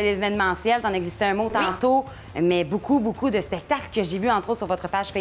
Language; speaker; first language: French; native; French